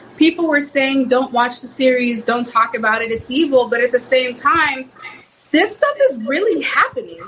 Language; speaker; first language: English; native; English